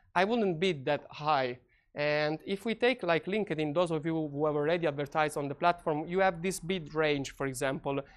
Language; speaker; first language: English; non-native, fluent; Italian